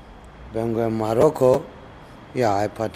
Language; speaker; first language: Spanish; non-native, learner; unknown